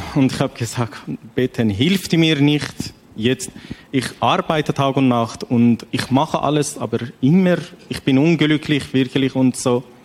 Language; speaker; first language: German; non-native, learner; Persian